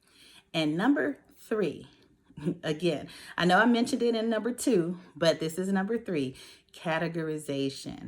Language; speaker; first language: English; native; English